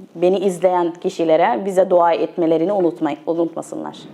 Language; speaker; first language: Turkish; non-native, fluent; Arabic